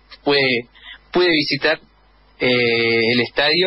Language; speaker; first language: Spanish; native; Spanish